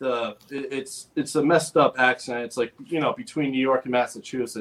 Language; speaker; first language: English; native; English